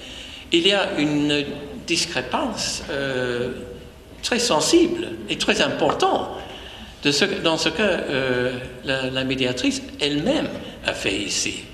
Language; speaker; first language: French; non-native, fluent; English